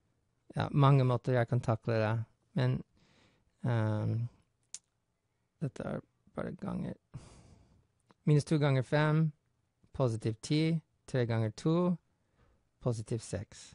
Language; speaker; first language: Norwegian; non-native, fluent; English